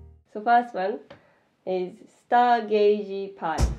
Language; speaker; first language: English; native; English